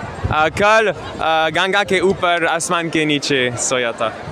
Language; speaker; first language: Hindi; non-native, learner; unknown